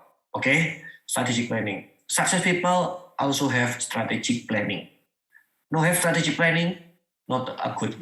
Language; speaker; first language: English; non-native, learner; Indonesian